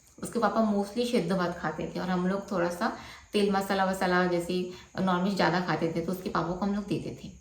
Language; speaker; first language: Hindi; non-native, local second language; Bangla